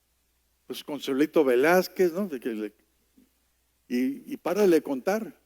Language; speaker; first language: Spanish; native; Spanish